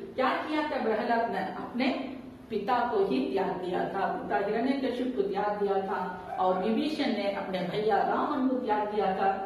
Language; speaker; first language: Hindi; non-native, local second language; Tamil